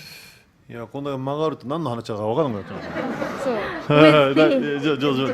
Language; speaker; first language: Japanese; native; Japanese